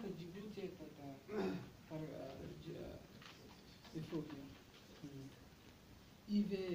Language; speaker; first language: Russian; non-native, learner; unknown